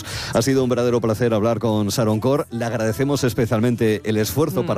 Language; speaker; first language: Spanish; native; Spanish